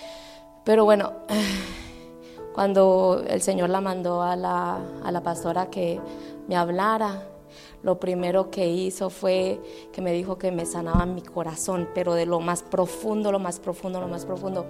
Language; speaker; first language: Spanish; native; Spanish